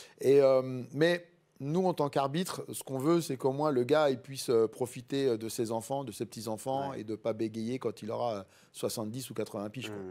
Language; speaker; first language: French; native; French